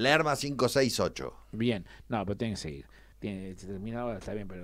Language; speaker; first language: Spanish; native; Spanish